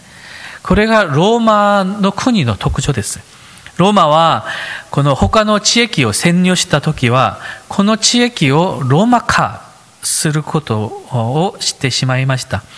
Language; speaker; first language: Japanese; non-native, fluent; Korean